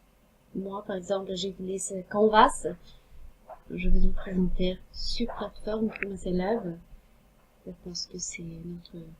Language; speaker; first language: French; non-native, fluent; Norwegian